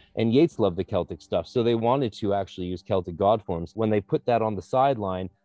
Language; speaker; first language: English; native; English